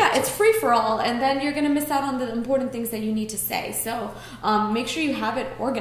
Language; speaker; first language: English; native; English